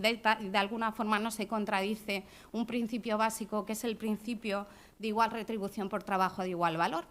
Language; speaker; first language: Spanish; native; Spanish